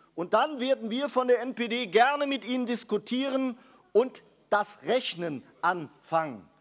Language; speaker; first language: German; native; German